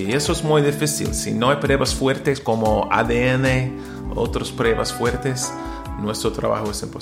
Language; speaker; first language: Spanish; non-native, learner; English